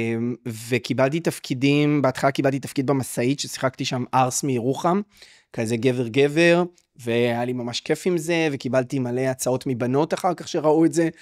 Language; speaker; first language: Hebrew; native; Hebrew